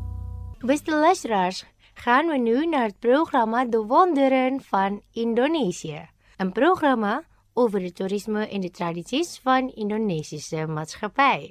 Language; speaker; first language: Dutch; non-native, learner; Indonesian